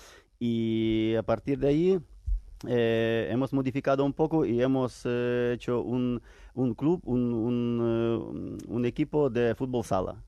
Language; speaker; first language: Spanish; non-native, fluent; Ukrainian